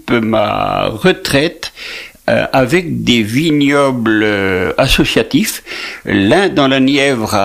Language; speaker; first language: French; native; French